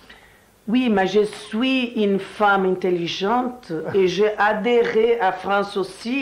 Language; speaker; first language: French; non-native, learner; Portuguese